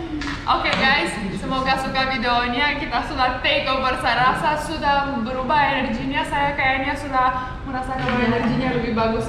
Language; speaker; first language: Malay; non-native, fluent; English